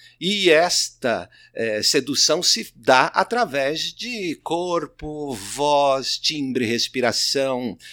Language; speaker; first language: Portuguese; native; Portuguese